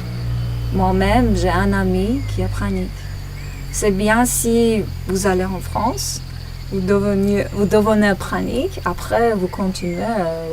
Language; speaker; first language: French; non-native, learner; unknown